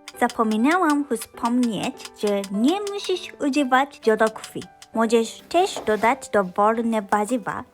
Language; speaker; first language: Polish; non-native, learner; Japanese